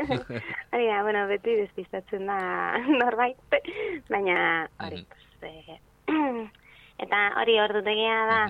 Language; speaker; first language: Basque; non-native, fluent; Spanish